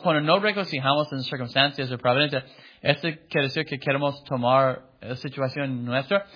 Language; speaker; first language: Spanish; non-native, fluent; English